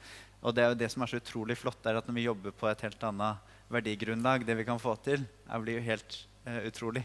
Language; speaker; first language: Norwegian; native; Norwegian